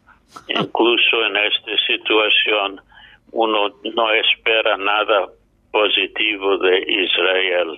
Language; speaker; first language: Spanish; non-native, fluent; English